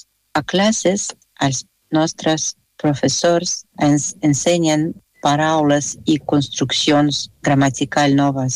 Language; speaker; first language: Catalan; non-native, learner; Russian